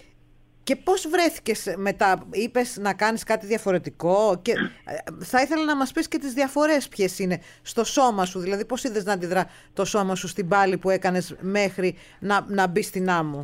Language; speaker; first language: Greek; native; Greek